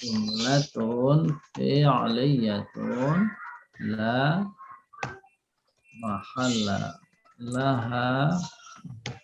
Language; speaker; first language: Arabic; non-native, fluent; Indonesian